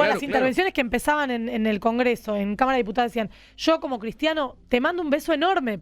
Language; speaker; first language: Spanish; native; Spanish